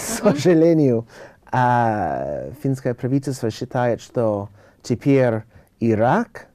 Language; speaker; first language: Russian; non-native, learner; English